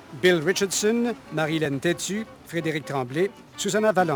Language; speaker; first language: French; native; French